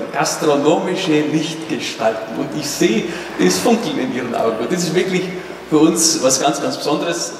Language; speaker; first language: German; native; German